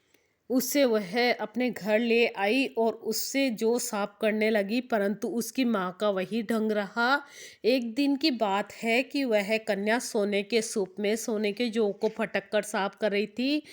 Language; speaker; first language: Hindi; native; Hindi